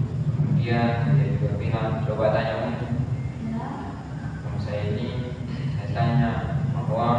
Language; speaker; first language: Indonesian; non-native, local second language; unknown